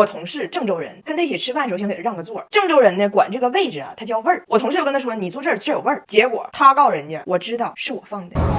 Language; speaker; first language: Chinese; native; Chinese